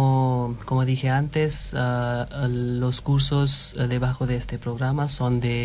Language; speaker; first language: Spanish; non-native, fluent; Hindi